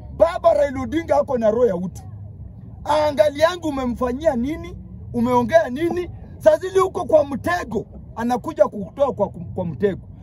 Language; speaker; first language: Swahili; non-native, local second language; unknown